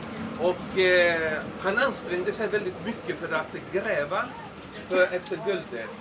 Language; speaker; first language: Swedish; non-native, fluent; Spanish